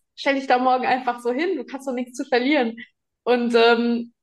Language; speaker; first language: German; native; German